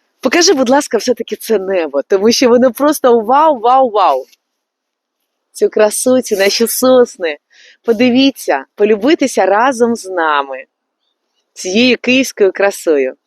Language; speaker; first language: Ukrainian; native; Ukrainian